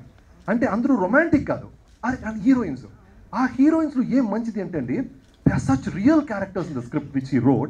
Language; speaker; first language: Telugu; non-native, local second language; Kannada